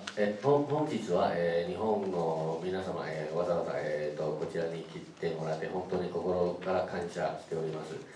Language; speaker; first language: Japanese; non-native, fluent; Chinese